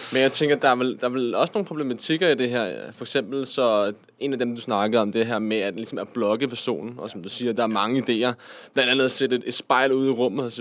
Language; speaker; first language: Danish; native; Danish